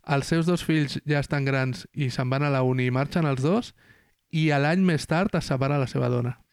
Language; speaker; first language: Catalan; non-native, local second language; Spanish